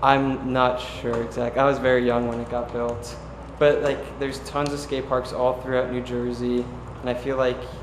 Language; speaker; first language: English; native; English